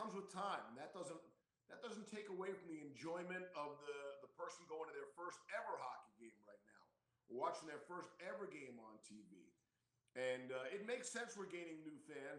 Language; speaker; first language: English; native; English